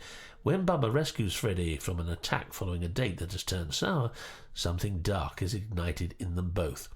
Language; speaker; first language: English; native; English